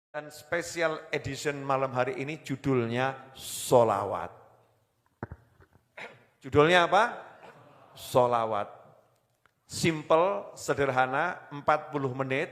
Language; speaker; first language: Indonesian; native; Indonesian